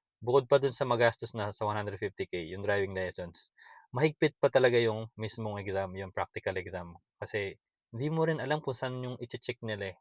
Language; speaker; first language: Filipino; native; Filipino